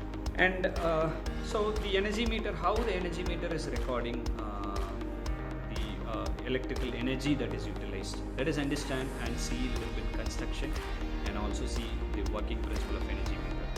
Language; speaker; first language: English; non-native, local second language; Tamil